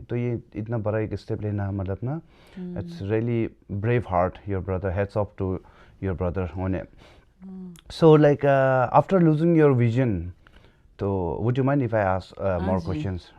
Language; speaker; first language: Hindi; non-native, local second language; Tibetan